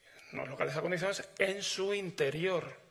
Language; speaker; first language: Spanish; native; Spanish